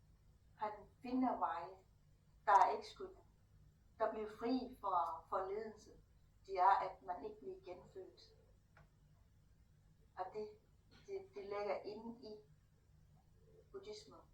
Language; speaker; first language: Danish; non-native, fluent; Thai